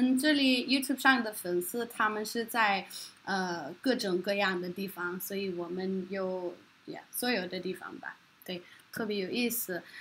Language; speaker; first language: Chinese; non-native, fluent; Norwegian